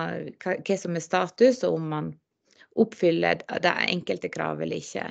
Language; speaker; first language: Norwegian; native; Norwegian